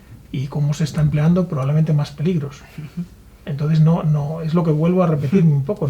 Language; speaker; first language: Spanish; native; Spanish